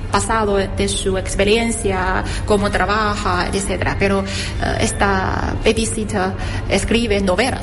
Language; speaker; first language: Spanish; non-native, learner; Chinese